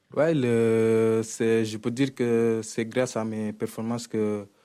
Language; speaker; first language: French; non-native, local second language; Wolof